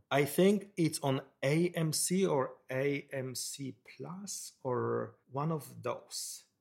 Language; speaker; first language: English; non-native, fluent; Polish